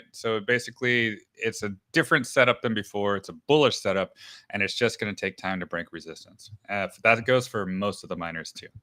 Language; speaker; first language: English; native; English